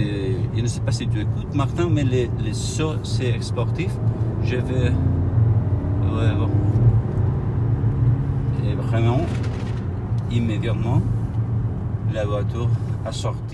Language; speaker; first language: French; non-native, learner; Spanish